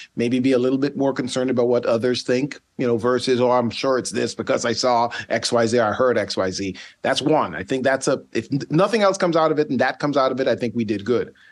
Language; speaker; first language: English; non-native, fluent; Dutch